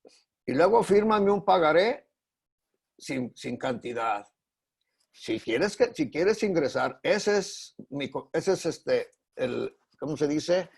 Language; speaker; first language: Spanish; native; Spanish